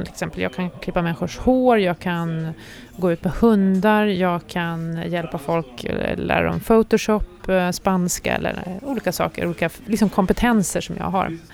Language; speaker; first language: Swedish; native; Swedish